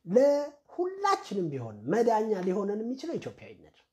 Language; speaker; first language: Amharic; native; Amharic